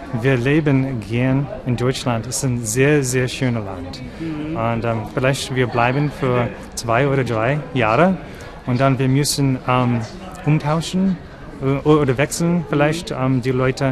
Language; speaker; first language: German; non-native, learner; English